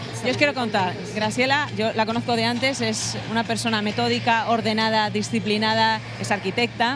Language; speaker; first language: Spanish; native; Spanish